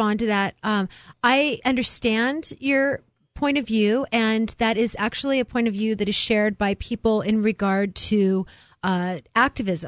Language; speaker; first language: English; native; English